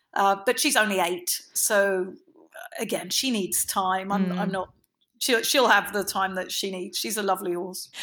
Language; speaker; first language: English; native; English